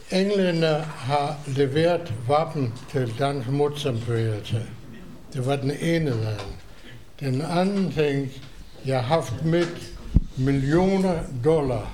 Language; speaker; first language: Danish; non-native, fluent; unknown